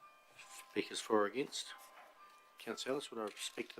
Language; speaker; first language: English; native; English